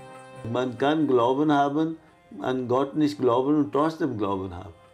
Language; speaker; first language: German; non-native, fluent; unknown